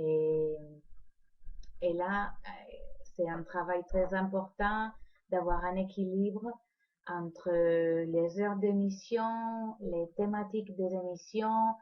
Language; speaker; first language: French; non-native, fluent; Spanish